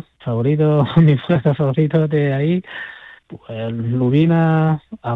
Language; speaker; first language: Spanish; non-native, fluent; Chinese